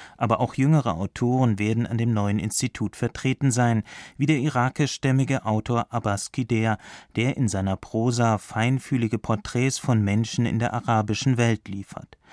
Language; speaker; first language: German; native; German